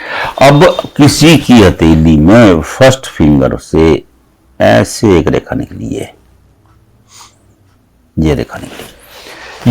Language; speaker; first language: Hindi; native; Hindi